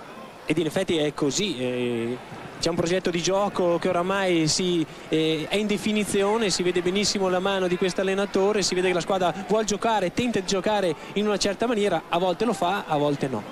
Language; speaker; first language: Italian; native; Italian